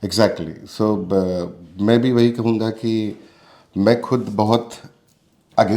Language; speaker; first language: Hindi; native; Hindi